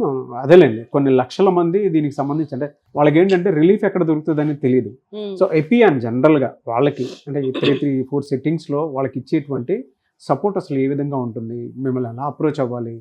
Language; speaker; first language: Telugu; native; Telugu